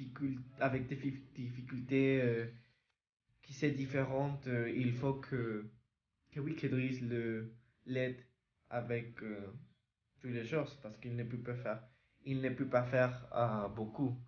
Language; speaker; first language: French; non-native, learner; Spanish